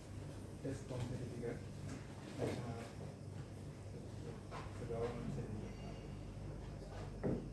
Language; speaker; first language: English; non-native, learner; Sinhala